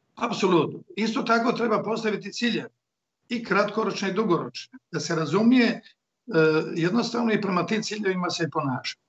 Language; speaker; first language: Croatian; native; Croatian